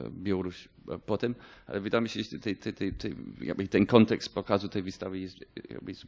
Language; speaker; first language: Polish; non-native, fluent; English